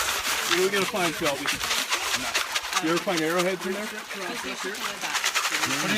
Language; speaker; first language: English; native; English